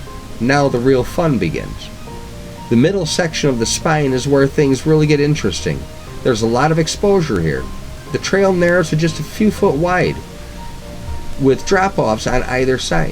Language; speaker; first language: English; native; English